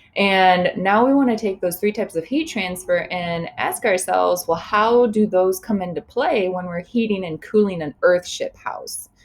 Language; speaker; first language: English; native; English